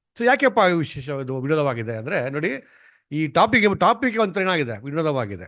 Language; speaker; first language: Kannada; non-native, local second language; Tamil